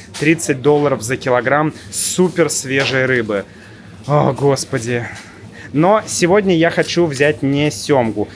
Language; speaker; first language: Russian; native; Russian